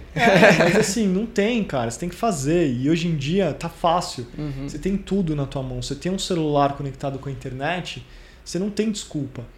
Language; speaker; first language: Portuguese; native; Portuguese